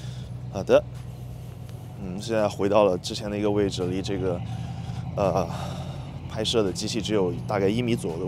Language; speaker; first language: Chinese; native; Chinese